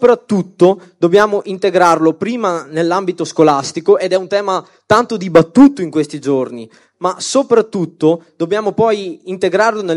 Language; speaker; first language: Italian; native; Italian